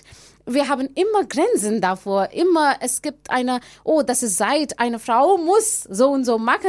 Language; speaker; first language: German; non-native, learner; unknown